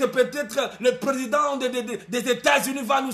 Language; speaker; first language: French; non-native, local second language; Lingala